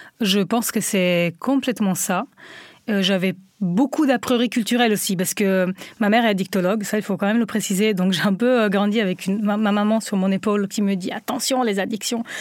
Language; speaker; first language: French; non-native, fluent; Italian